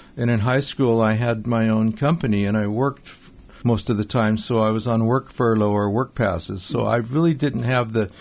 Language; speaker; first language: English; native; English